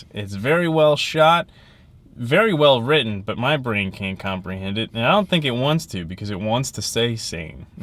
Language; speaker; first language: English; native; English